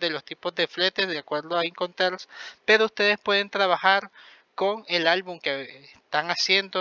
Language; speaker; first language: Spanish; native; Spanish